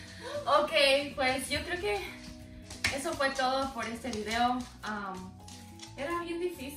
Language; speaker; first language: Spanish; early bilingual, heritage; Spanish